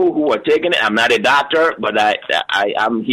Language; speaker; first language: English; non-native, local second language; Yoruba